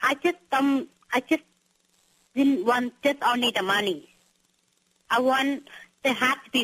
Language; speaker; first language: English; non-native, learner; Vietnamese